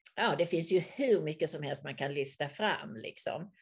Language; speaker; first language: Swedish; native; Swedish